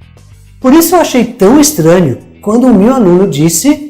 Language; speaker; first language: Portuguese; non-native, fluent; English